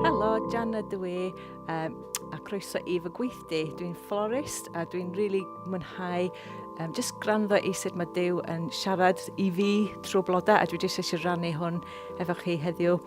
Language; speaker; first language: Welsh; non-native, local second language; English